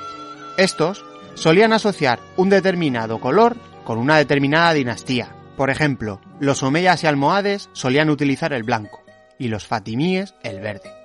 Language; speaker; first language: Spanish; native; Spanish